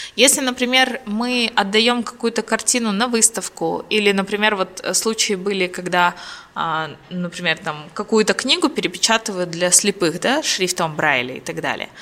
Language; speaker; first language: Russian; native; Russian